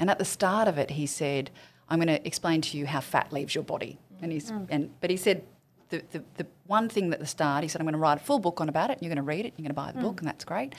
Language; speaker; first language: English; native; English